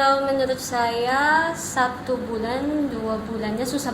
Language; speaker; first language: Indonesian; non-native, learner; Filipino